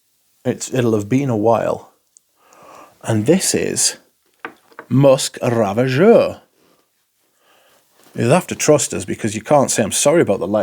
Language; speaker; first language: English; native; English